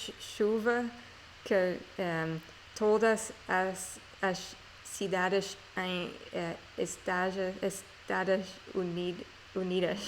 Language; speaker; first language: Portuguese; non-native, learner; English